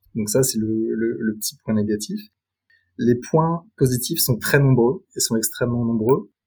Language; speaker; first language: French; native; French